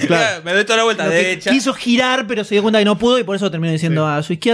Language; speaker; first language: Spanish; native; Spanish